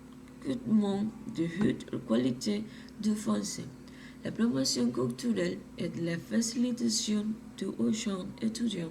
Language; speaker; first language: French; non-native, learner; Spanish